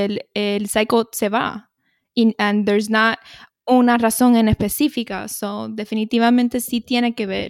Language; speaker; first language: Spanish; early bilingual, heritage; Spanish